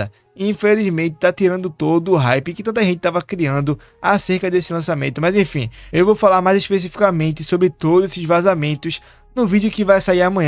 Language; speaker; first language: Portuguese; native; Portuguese